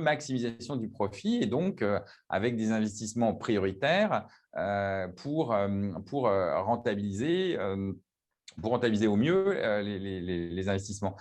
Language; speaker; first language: French; native; French